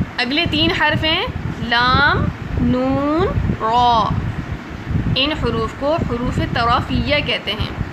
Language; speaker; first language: Urdu; native; Urdu